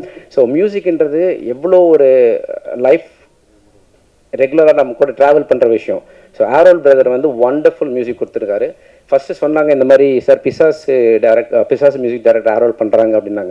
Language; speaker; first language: Tamil; native; Tamil